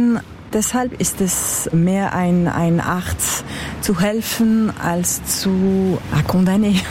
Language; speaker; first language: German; non-native, local second language; French